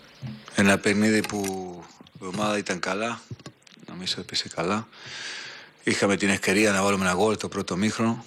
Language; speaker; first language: Greek; non-native, learner; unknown